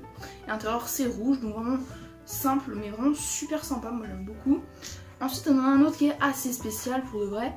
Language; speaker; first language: French; native; French